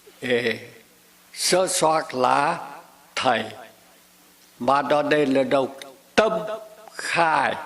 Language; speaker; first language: French; non-native, fluent; Vietnamese